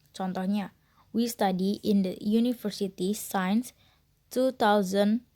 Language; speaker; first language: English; non-native, learner; Indonesian